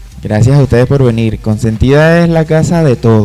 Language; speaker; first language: Spanish; native; Spanish